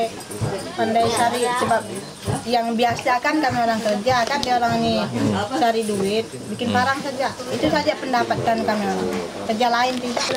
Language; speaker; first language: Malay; non-native, local second language; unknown